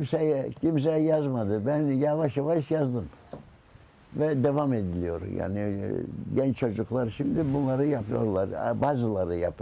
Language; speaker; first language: Turkish; non-native, local second language; Greek